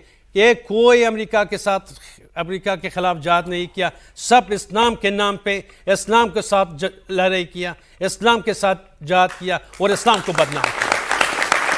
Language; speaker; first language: Hindi; non-native, fluent; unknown